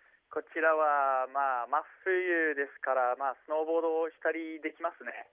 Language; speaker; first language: Japanese; non-native, fluent; English